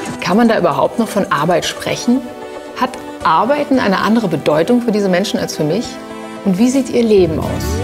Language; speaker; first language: German; native; German